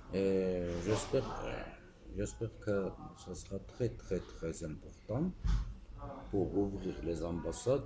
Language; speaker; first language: French; non-native, fluent; Armenian